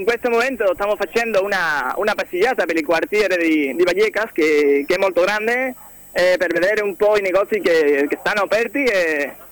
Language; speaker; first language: Italian; non-native, learner; Spanish